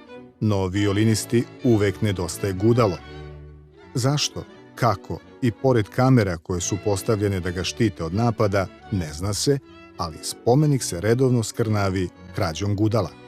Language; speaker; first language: Bosnian; native; Bosnian